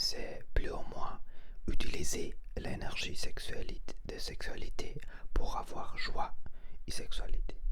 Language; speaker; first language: French; non-native, learner; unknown